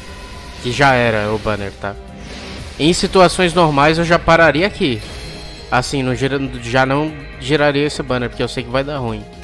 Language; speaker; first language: Portuguese; native; Portuguese